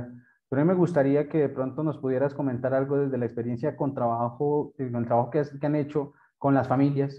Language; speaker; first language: Spanish; native; Spanish